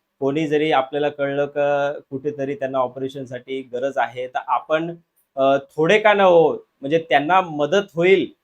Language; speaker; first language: Marathi; non-native, local second language; Hindi